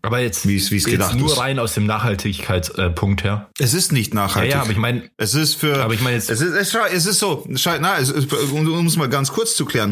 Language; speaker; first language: German; native; German